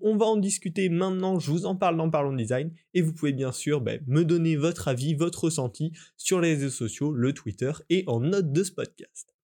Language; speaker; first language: French; native; French